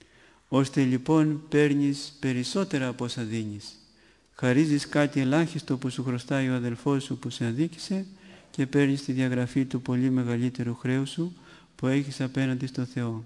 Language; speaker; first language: Greek; native; Greek